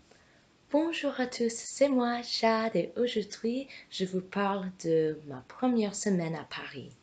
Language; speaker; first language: French; non-native, fluent; English